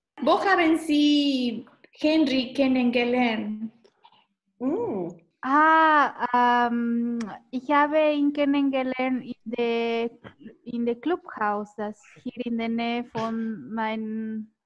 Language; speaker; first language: German; non-native, learner; Spanish